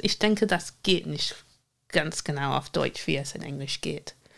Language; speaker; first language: German; non-native, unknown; English